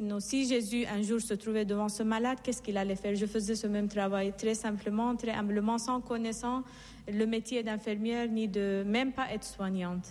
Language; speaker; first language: French; non-native, fluent; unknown